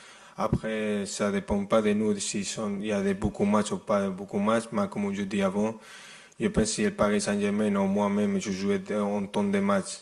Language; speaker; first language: French; non-native, fluent; Spanish